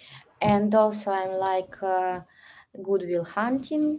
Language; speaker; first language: English; non-native, learner; Russian